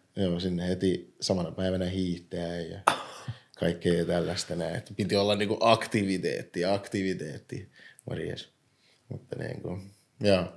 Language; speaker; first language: Finnish; early bilingual, other home language; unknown